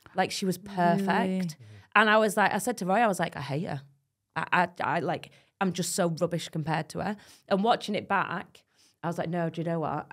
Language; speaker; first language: English; native; English